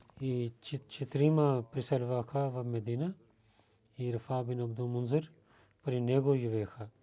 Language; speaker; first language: Bulgarian; non-native, learner; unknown